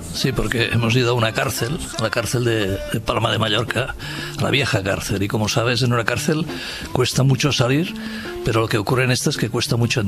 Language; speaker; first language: Spanish; native; Spanish